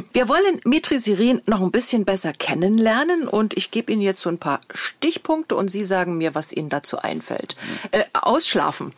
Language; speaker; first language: German; native; German